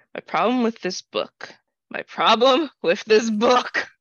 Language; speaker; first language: English; native; English